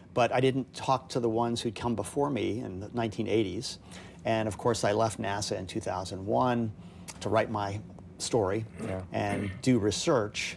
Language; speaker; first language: English; native; English